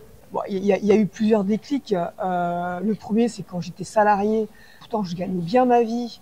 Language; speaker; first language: French; native; French